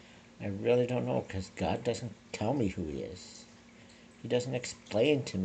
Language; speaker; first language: English; native; English